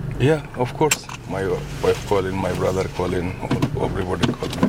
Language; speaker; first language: English; non-native, learner; Bangla